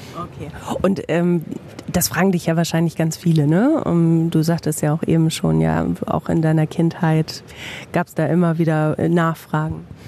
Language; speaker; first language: German; native; German